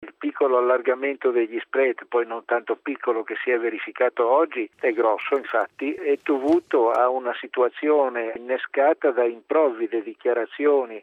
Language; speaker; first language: Italian; native; Italian